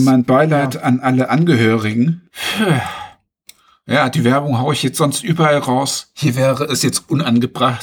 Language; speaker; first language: German; native; German